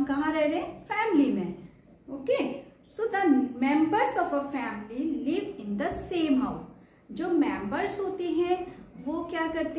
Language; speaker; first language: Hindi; native; Hindi